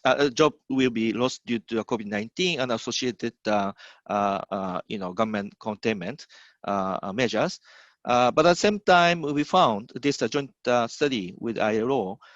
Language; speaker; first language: English; non-native, fluent; Japanese